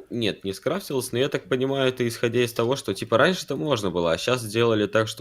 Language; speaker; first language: Russian; native; Russian